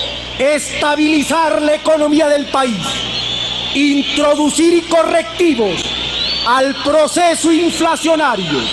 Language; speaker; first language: Spanish; native; Spanish